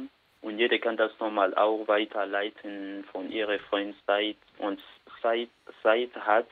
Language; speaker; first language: German; non-native, learner; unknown